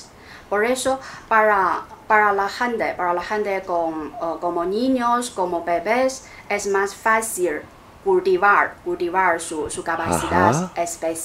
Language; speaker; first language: Spanish; non-native, fluent; Chinese